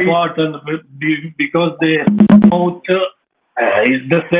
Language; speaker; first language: English; non-native, learner; Italian